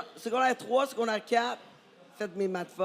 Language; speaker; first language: French; native; French